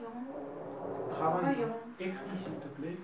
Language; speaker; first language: French; non-native, fluent; Russian